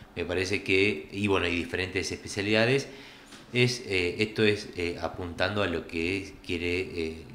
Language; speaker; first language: Spanish; native; Spanish